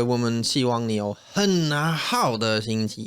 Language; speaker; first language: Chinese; non-native, learner; English